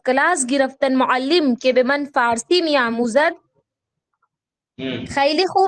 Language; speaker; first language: Persian; non-native, learner; Urdu